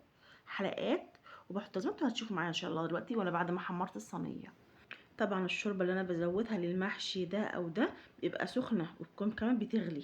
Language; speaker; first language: Arabic; native; Arabic